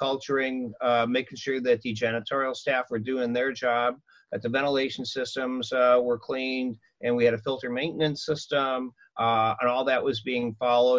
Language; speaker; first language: English; native; English